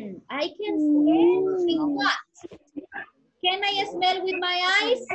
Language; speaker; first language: English; non-native, fluent; Spanish